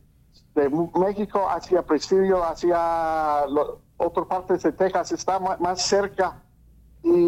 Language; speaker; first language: Spanish; early bilingual, heritage; Spanish